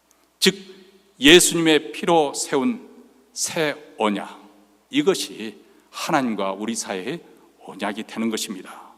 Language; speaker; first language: Korean; native; Korean